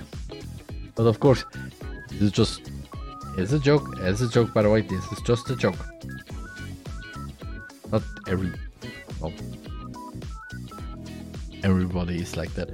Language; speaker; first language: English; non-native, fluent; German